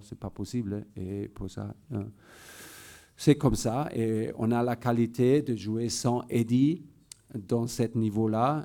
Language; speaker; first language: French; non-native, fluent; German